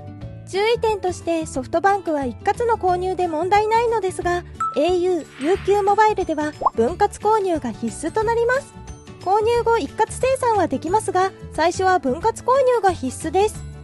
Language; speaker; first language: Japanese; native; Japanese